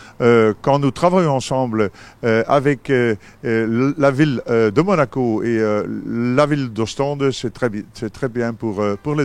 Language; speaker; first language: French; non-native, local second language; Dutch